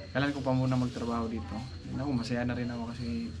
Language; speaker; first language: Filipino; non-native, local second language; Cebuano